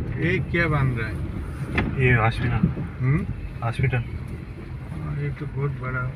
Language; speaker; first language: Hindi; non-native, learner; Nepali